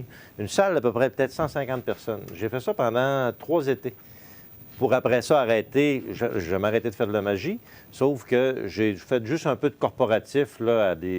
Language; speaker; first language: French; native; French